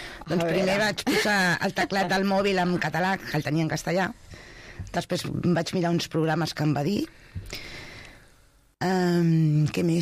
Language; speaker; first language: Catalan; non-native, local second language; Spanish